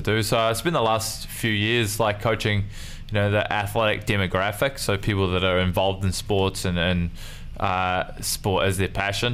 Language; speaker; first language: English; native; English